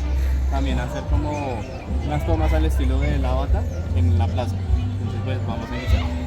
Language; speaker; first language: Spanish; native; Spanish